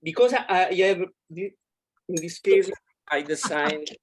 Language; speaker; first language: English; non-native, learner; Italian